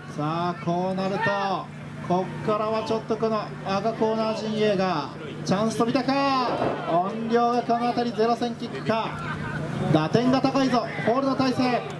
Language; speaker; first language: Japanese; native; Japanese